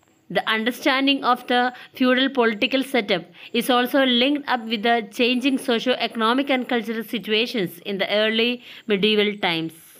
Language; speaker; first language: English; non-native, local second language; Malayalam